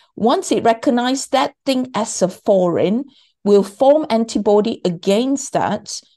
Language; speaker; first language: English; non-native, local second language; Cantonese